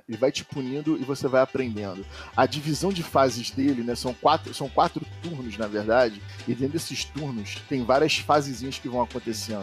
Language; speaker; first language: Portuguese; native; Portuguese